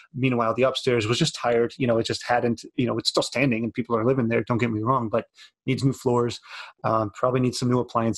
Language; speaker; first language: English; native; English